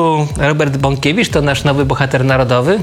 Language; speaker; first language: Polish; native; Polish